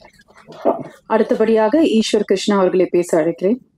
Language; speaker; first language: Tamil; native; Tamil